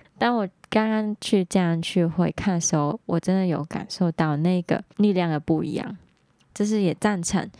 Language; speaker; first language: Chinese; non-native, local second language; Cantonese